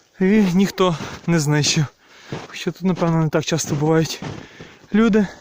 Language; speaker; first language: Ukrainian; native; Ukrainian